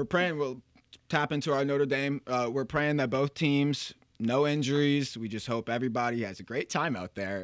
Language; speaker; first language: English; native; English